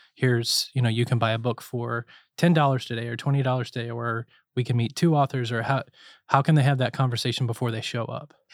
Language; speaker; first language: English; native; English